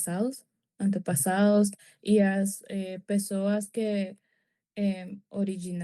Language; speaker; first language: Portuguese; non-native, learner; Spanish